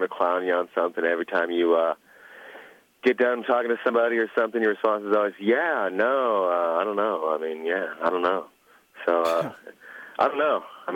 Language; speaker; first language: English; native; English